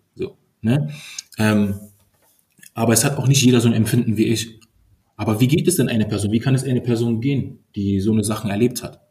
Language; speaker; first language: German; early bilingual, other home language; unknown